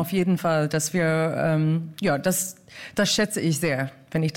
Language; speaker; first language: German; non-native, fluent; English